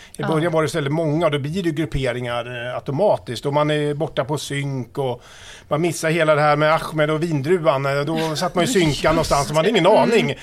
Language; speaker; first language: Swedish; native; Swedish